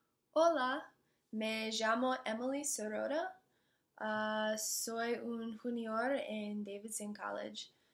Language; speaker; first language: Spanish; non-native, learner; English